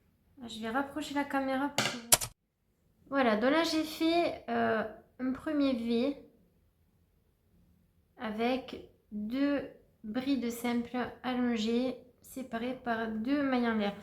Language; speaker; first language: French; native; French